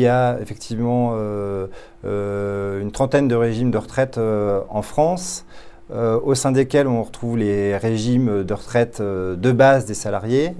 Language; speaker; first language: French; native; French